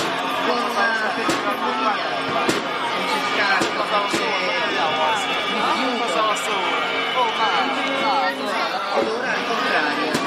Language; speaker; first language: Italian; native; Italian